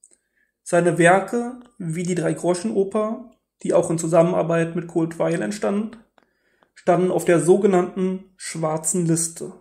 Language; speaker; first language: German; native; German